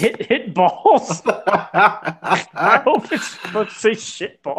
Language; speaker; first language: English; native; English